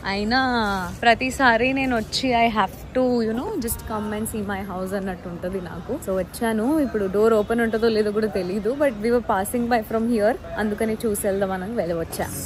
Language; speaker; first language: Telugu; non-native, local second language; Hindi